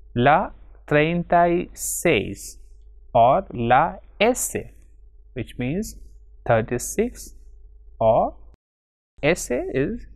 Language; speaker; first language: English; non-native, local second language; Hindi